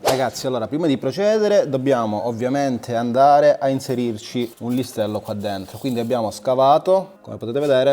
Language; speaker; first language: Italian; native; Italian